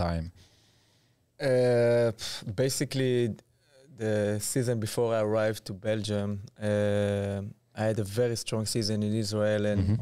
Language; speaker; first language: English; non-native, fluent; Hebrew